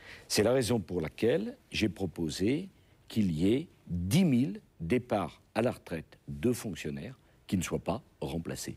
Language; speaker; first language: French; native; French